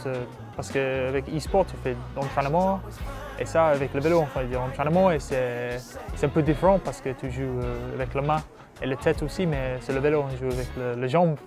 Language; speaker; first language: French; non-native, learner; English